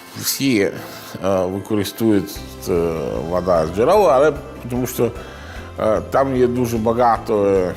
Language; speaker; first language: Ukrainian; non-native, learner; Italian